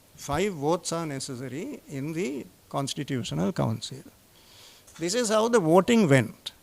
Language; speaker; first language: English; non-native, local second language; Sinhala